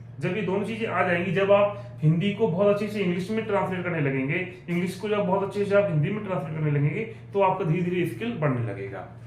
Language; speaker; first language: Hindi; native; Hindi